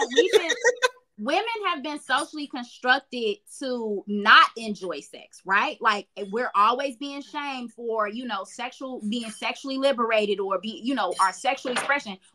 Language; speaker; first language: English; native; English